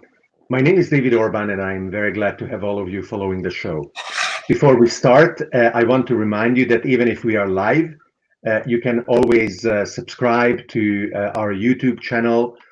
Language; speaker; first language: English; non-native, fluent; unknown